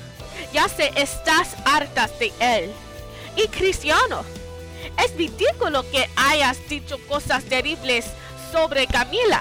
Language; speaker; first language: Spanish; non-native, learner; English